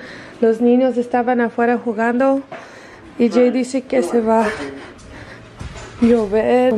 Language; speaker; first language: Spanish; early bilingual, heritage; English